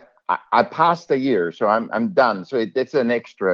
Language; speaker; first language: English; non-native, fluent; German